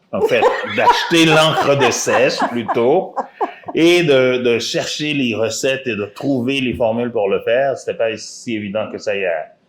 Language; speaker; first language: French; early bilingual, other home language; Haitian Creole